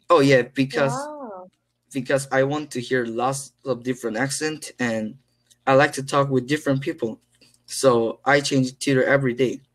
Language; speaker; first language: English; non-native, learner; Korean